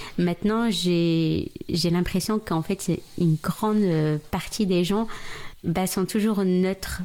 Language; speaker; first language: French; non-native, local second language; Arabic